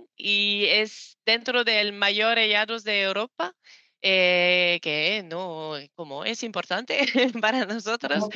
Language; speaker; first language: Spanish; non-native, learner; French